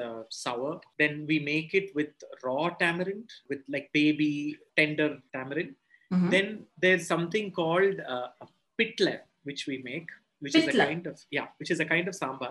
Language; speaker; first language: English; non-native, local second language; Tamil